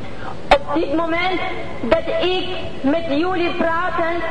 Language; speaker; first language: Dutch; non-native, learner; Persian